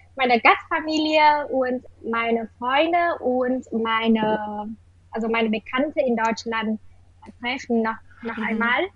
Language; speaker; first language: German; non-native, learner; Vietnamese